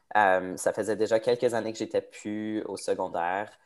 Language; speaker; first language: French; native; French